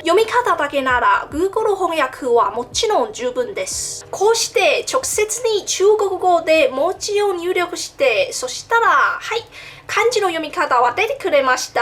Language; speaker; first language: Japanese; non-native, learner; Min Nan Chinese